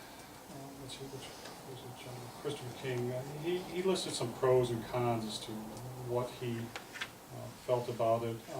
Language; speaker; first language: English; native; English